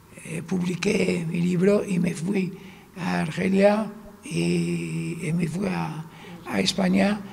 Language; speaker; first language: Spanish; non-native, fluent; Arabic